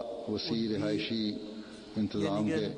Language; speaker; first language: German; non-native, fluent; Urdu